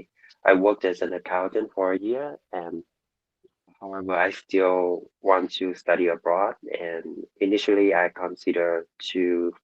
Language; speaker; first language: English; non-native, learner; Vietnamese